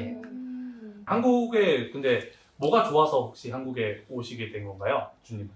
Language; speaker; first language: Korean; native; Korean